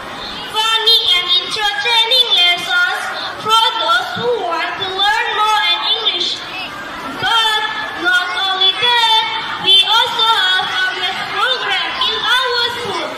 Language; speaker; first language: English; non-native, learner; Thai